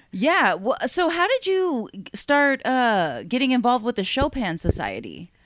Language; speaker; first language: English; native; English